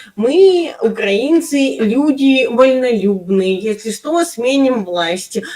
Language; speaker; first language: Russian; native; Russian